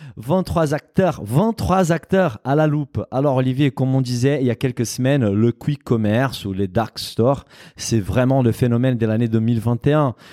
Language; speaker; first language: French; non-native, fluent; Portuguese